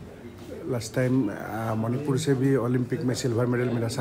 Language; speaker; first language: Hindi; non-native, local second language; Assamese